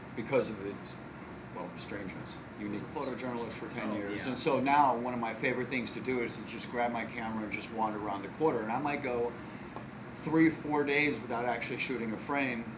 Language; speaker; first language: English; native; English